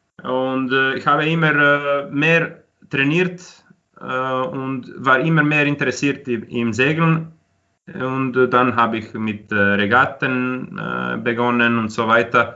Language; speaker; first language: German; non-native, fluent; Croatian